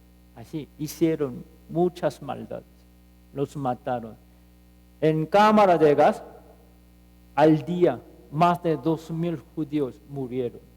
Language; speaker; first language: Spanish; non-native, fluent; Korean